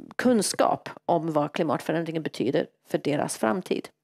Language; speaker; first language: Swedish; non-native, fluent; English